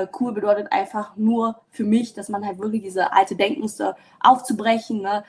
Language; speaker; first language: German; early bilingual, other home language; Vietnamese